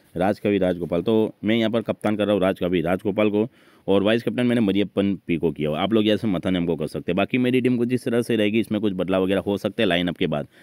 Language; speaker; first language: Hindi; native; Hindi